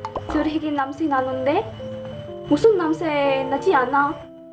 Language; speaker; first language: Korean; non-native, learner; Cebuano